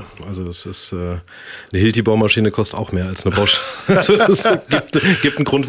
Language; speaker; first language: German; native; German